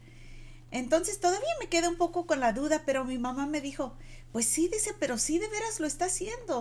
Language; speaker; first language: Spanish; native; Spanish